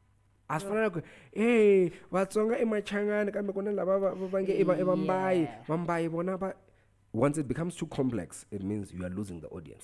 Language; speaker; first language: English; non-native, local second language; Tsonga